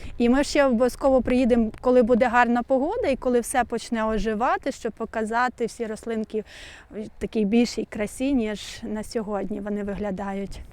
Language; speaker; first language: Ukrainian; native; Ukrainian